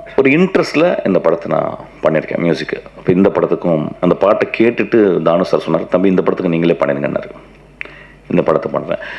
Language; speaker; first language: Tamil; non-native, local second language; Malayalam